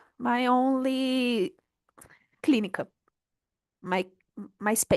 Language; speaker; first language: English; non-native, learner; Portuguese